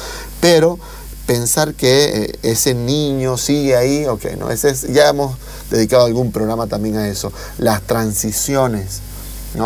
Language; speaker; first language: Spanish; native; Spanish